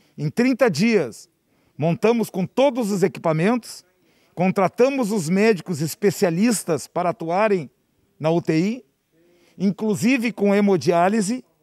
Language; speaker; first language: Portuguese; native; Portuguese